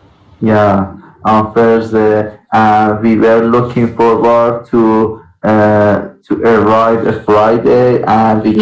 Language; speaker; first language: English; non-native, learner; Persian